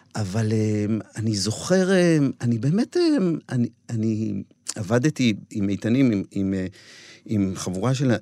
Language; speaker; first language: Hebrew; native; Hebrew